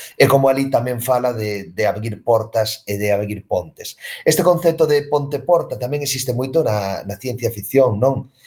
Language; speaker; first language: Galician; native; Galician